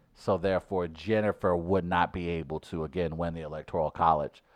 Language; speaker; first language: English; native; English